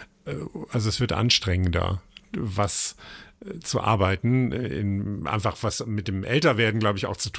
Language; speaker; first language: German; native; German